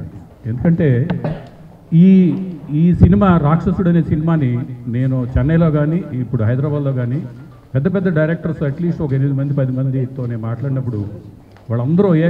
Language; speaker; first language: Telugu; native; Telugu